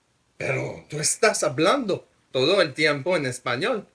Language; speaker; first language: Spanish; non-native, fluent; French